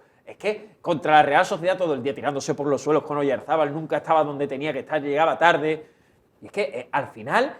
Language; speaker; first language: Spanish; native; Spanish